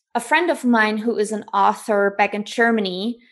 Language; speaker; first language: English; non-native, fluent; German